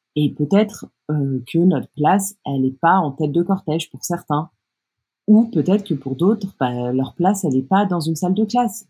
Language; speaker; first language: French; native; French